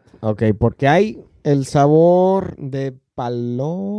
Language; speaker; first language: Spanish; non-native, fluent; English